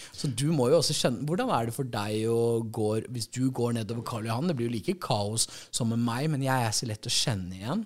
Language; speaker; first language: Norwegian; native; Norwegian